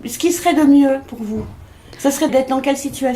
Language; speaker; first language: French; native; French